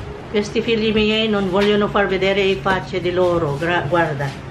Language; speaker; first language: Italian; non-native, fluent; Filipino